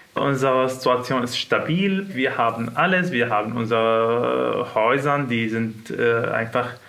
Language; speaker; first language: German; non-native, fluent; Arabic